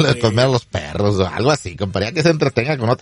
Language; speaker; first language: Spanish; native; Spanish